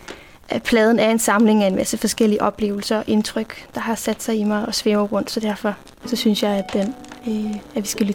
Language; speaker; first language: Danish; native; Danish